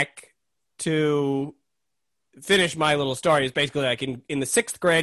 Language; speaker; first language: English; native; English